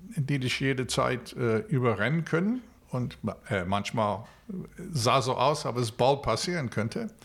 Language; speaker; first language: German; non-native, fluent; English